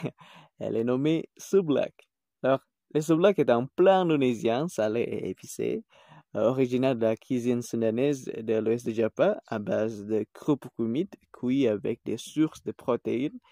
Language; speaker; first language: French; non-native, fluent; Indonesian